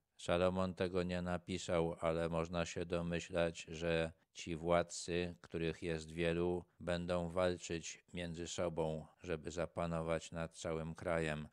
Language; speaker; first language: Polish; native; Polish